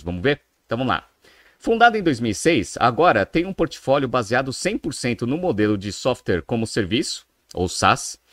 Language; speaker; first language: Portuguese; native; Portuguese